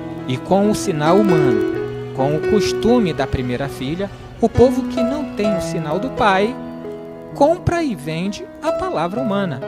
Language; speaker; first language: Portuguese; native; Portuguese